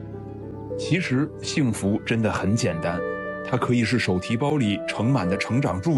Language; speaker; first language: Chinese; native; Chinese